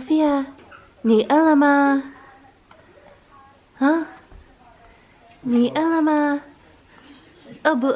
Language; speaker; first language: Chinese; non-native, learner; English